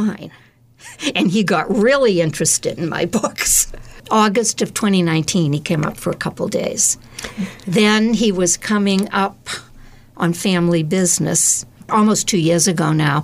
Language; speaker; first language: English; native; English